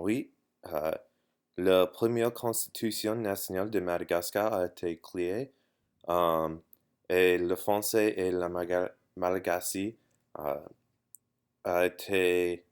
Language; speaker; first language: French; non-native, learner; English